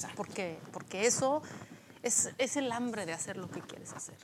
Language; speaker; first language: Spanish; early bilingual, other home language; Polish